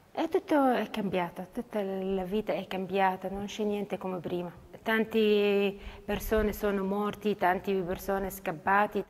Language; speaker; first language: Italian; non-native, learner; Arabic